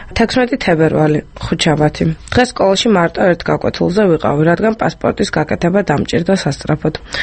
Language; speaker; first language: Georgian; early bilingual, other home language; French